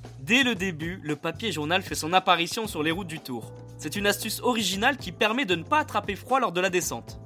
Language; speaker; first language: French; native; French